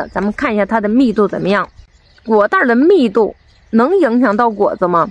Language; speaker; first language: Chinese; native; Chinese